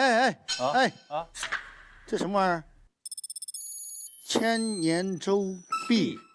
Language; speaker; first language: Chinese; native; Chinese